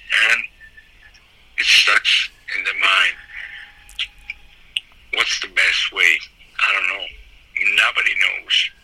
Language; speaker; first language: English; non-native, fluent; Italian